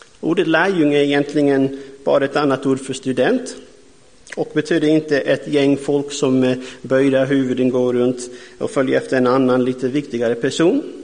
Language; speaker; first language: Swedish; non-native, fluent; English